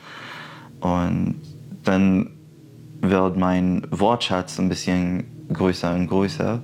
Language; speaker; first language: German; non-native, fluent; Arabic